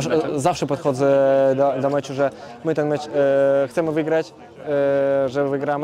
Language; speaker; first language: Polish; non-native, fluent; Russian